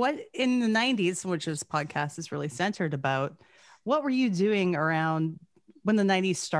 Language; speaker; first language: English; native; English